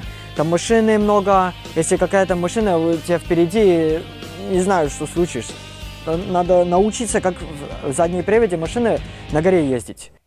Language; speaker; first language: Russian; non-native, fluent; Cantonese